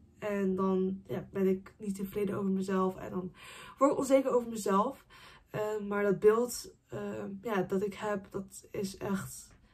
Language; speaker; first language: Dutch; early bilingual, other home language; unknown